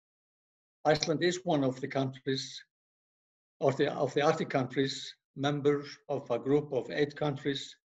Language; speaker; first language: English; non-native, fluent; Icelandic